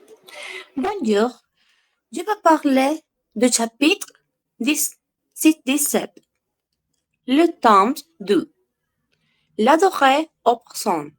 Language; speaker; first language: French; non-native, learner; Spanish